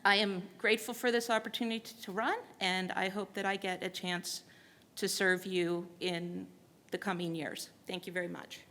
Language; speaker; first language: English; native; English